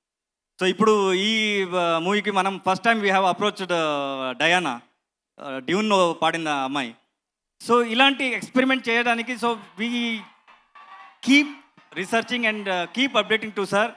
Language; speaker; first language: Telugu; non-native, learner; Kannada